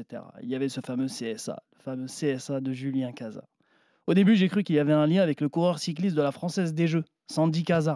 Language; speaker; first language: French; native; French